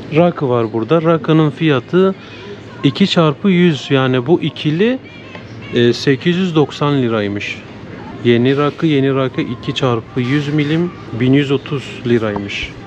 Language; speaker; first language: Turkish; native; Turkish